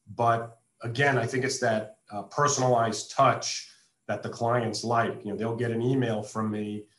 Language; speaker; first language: English; native; English